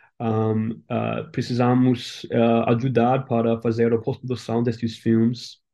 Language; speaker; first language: Portuguese; non-native, learner; English